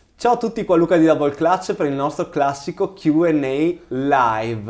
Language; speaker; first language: Italian; native; Italian